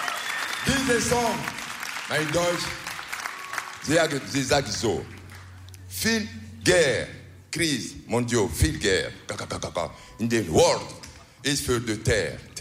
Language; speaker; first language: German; non-native, learner; French